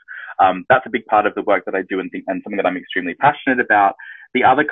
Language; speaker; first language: English; native; English